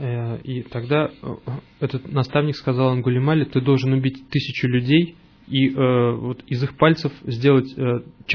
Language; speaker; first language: Russian; native; Russian